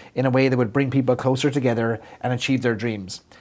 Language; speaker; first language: English; native; English